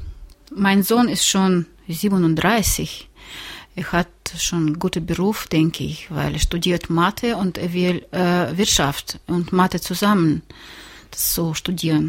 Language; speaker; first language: German; non-native, learner; Russian